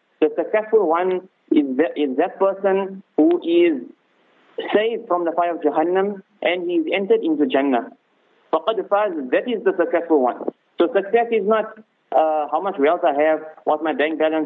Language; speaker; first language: English; native; English